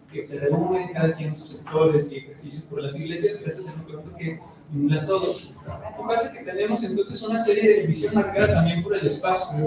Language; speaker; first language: Spanish; native; Spanish